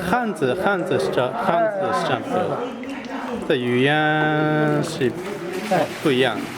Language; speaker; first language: Chinese; non-native, learner; Japanese